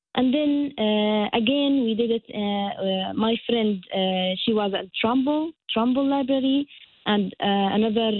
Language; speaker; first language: English; non-native, fluent; Arabic